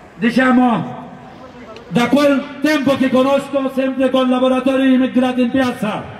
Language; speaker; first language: Italian; non-native, learner; Bangla